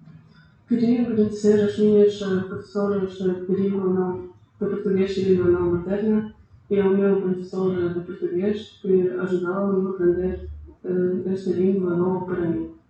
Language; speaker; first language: Portuguese; non-native, learner; Ukrainian